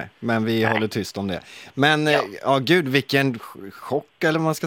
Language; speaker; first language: Swedish; native; Swedish